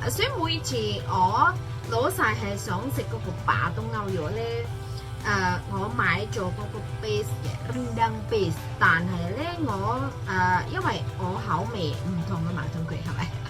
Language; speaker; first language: Cantonese; non-native, fluent; Indonesian